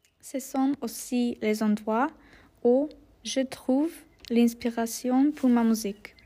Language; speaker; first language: French; non-native, learner; German